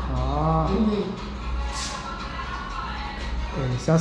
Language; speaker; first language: French; non-native, learner; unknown